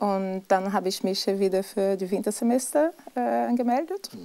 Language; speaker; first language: German; non-native, fluent; Portuguese